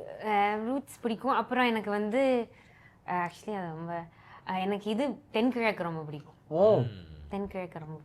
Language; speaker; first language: Tamil; early bilingual, heritage; Tamil